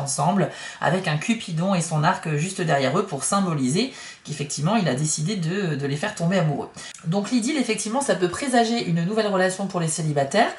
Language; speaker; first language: French; native; French